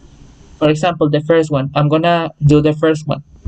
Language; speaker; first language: English; non-native, fluent; Spanish